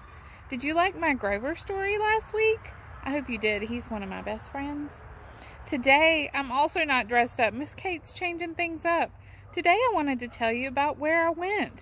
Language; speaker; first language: English; native; English